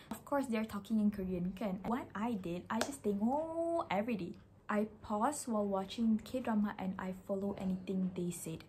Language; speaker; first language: English; non-native, local second language; Malay